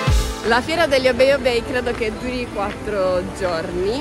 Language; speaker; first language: Italian; native; Italian